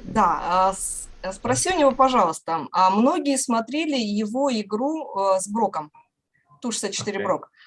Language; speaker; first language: Russian; native; Russian